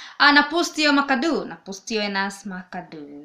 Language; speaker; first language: Serbian; non-native, learner; Swahili